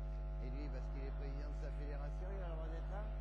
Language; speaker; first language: French; native; French